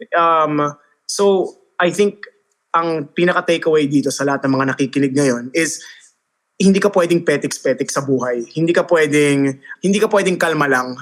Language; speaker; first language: Filipino; early bilingual, heritage; Filipino